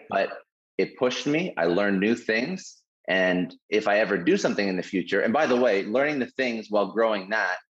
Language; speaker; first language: English; native; English